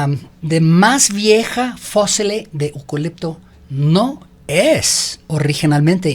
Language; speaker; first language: Spanish; non-native, learner; English